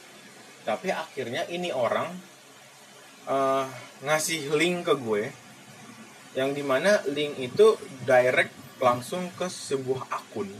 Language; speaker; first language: Indonesian; native; Indonesian